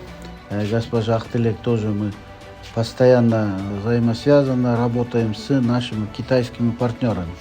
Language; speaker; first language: Russian; non-native, local second language; Kyrgyz